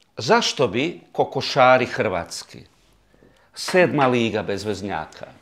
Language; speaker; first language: Croatian; native; Croatian